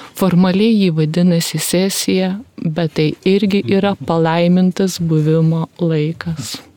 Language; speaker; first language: Lithuanian; native; Lithuanian